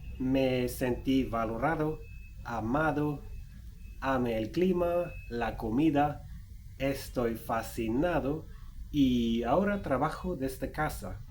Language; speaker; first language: Spanish; non-native, fluent; Swedish